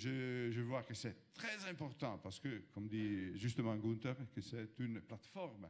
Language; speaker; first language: French; non-native, fluent; Italian